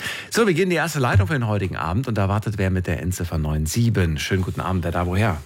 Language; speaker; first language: German; native; German